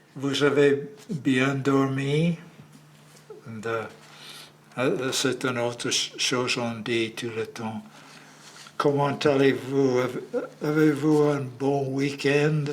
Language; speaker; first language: French; non-native, learner; English